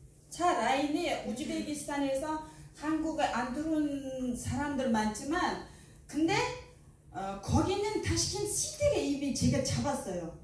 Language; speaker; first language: Korean; non-native, learner; Uzbek